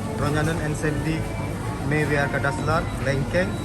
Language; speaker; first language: Turkish; non-native, fluent; Indonesian